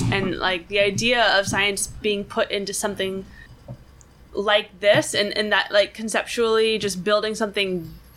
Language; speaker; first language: English; native; English